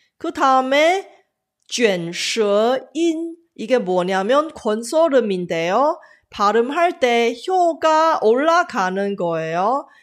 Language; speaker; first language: Korean; non-native, fluent; Chinese